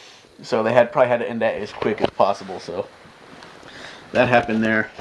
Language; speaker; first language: English; native; English